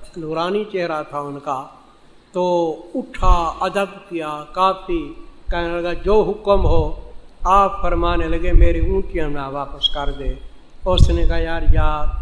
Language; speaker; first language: Urdu; non-native, local second language; Saraiki